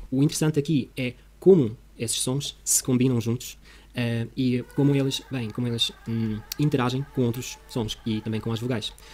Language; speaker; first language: Portuguese; non-native, fluent; Russian